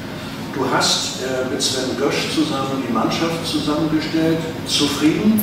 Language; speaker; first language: German; native; German